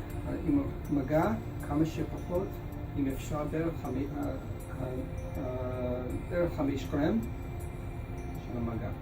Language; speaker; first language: Hebrew; non-native, fluent; English